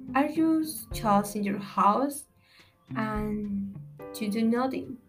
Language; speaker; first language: English; non-native, learner; Spanish